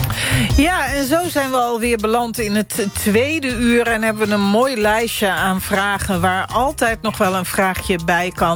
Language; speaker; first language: Dutch; native; Dutch